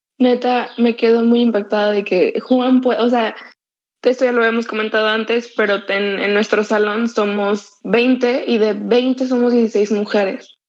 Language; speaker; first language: Spanish; native; Spanish